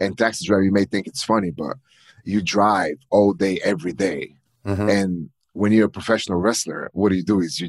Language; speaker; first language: English; non-native, fluent; Bulgarian